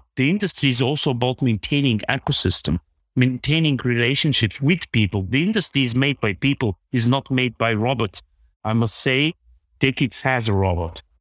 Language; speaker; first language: English; non-native, fluent; Bulgarian